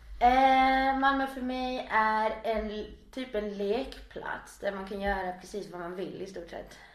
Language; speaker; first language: Swedish; native; Swedish